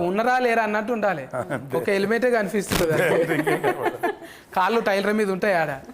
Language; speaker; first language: Telugu; native; Telugu